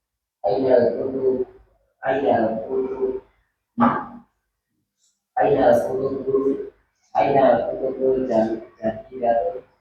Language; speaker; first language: Arabic; non-native, learner; Indonesian